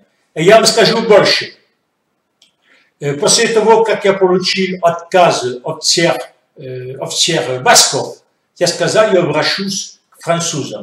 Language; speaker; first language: Russian; non-native, fluent; French